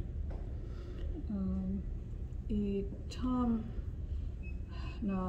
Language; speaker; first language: Russian; non-native, learner; English